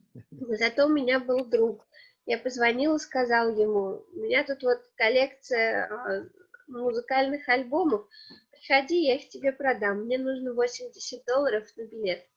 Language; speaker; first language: Russian; native; Russian